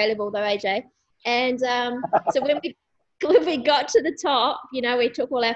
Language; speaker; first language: English; native; English